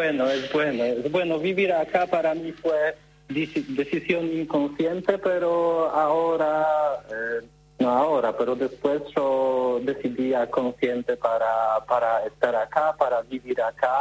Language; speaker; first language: Spanish; non-native, learner; Polish